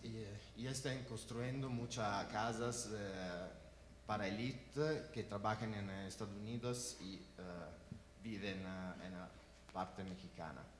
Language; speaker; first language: Spanish; non-native, learner; Italian